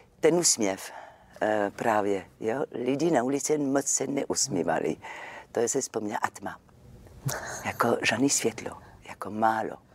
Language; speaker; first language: Czech; non-native, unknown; French